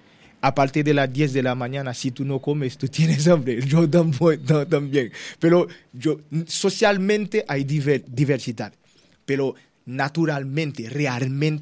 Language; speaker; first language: Spanish; non-native, learner; Haitian Creole